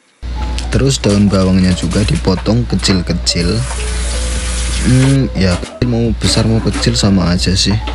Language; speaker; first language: Indonesian; non-native, local second language; Javanese